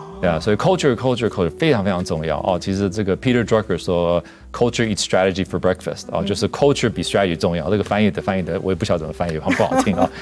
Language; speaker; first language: Chinese; non-native, fluent; English